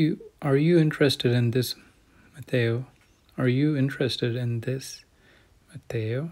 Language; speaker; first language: English; non-native, fluent; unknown